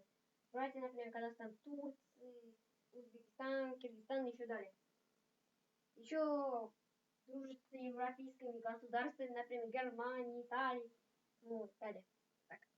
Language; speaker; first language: Russian; non-native, local second language; Kazakh